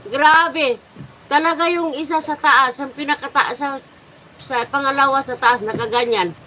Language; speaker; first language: Filipino; native; Filipino